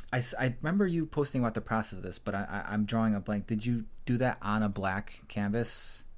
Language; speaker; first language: English; native; English